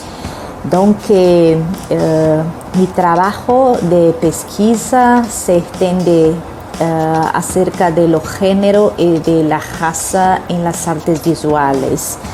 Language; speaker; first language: Spanish; non-native, learner; Portuguese